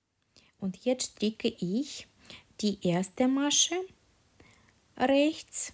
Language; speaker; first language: German; non-native, fluent; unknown